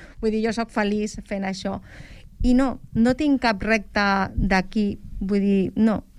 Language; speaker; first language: Catalan; non-native, local second language; Spanish